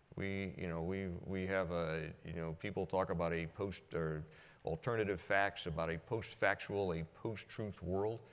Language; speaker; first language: English; native; English